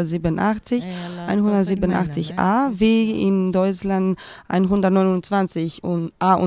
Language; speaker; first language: German; non-native, fluent; Greek